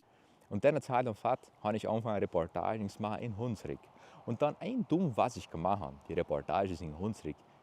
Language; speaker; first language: German; early bilingual, heritage; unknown